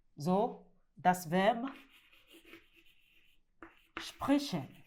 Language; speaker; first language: German; non-native, fluent; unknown